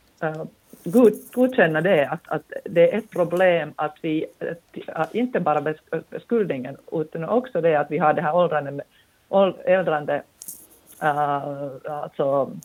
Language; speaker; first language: Swedish; non-native, local second language; Finnish